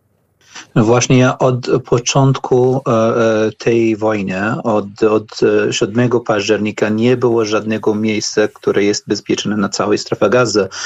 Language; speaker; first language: Polish; non-native, learner; Arabic